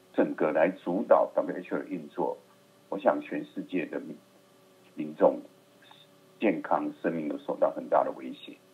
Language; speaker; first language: Chinese; native; Chinese